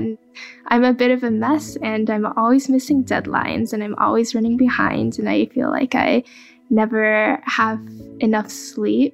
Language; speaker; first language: English; early bilingual, other home language; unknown